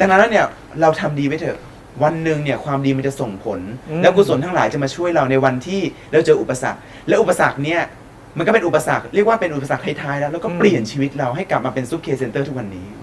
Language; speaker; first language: Thai; native; Thai